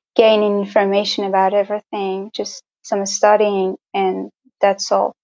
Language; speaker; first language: English; non-native, fluent; Persian